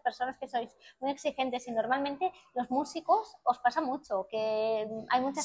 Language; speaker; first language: Spanish; native; Spanish